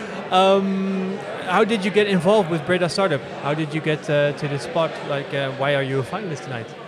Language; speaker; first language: English; non-native, fluent; Dutch